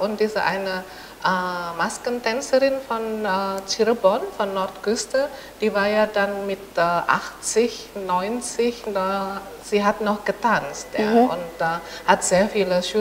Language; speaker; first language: German; non-native, fluent; Indonesian